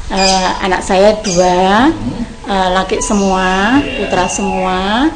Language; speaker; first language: Indonesian; non-native, local second language; Javanese